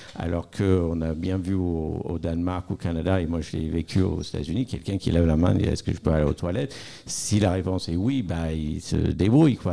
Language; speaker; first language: French; non-native, fluent; English